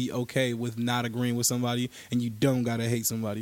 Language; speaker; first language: English; native; English